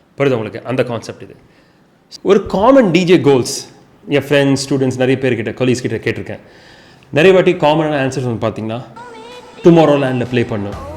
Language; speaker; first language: Tamil; early bilingual, heritage; Tamil